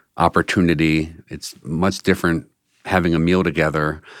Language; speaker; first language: English; native; English